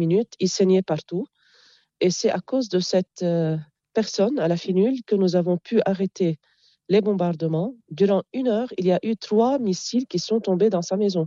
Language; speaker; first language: French; non-native, local second language; Arabic